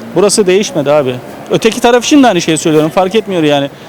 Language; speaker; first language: Turkish; native; Turkish